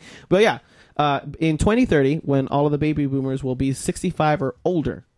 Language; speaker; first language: English; native; English